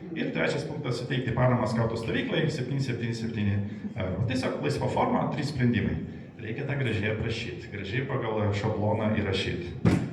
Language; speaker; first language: Lithuanian; non-native, local second language; Polish